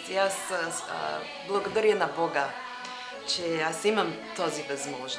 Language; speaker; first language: Bulgarian; non-native, learner; English